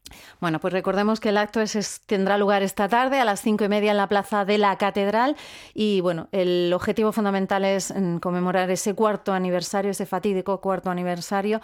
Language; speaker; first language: Spanish; native; Spanish